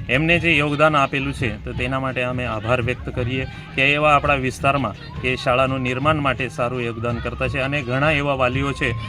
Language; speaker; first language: Gujarati; non-native, local second language; Marathi